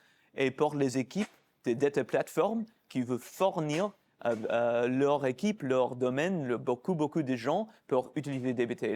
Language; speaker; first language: French; non-native, fluent; English